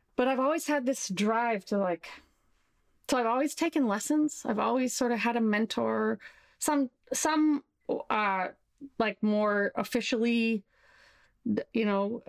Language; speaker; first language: English; native; English